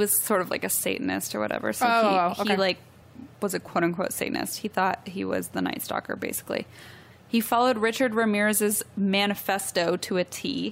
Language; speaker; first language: English; native; English